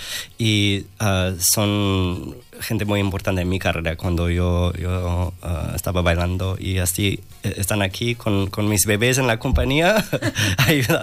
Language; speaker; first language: Spanish; non-native, learner; English